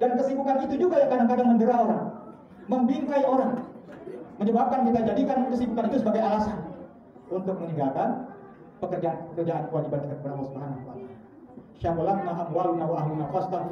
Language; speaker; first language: Indonesian; native; Indonesian